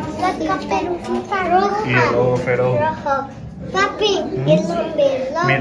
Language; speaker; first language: Spanish; early bilingual, other home language; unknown